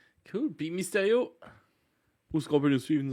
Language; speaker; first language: French; native; French